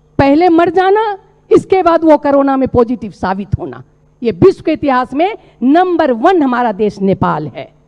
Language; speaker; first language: Hindi; non-native, local second language; Maithili